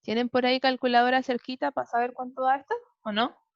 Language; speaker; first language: Spanish; native; Spanish